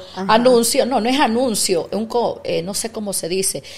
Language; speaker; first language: Spanish; native; Spanish